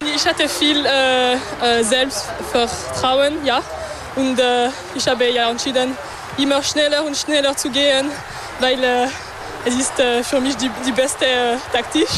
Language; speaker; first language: German; non-native, local second language; French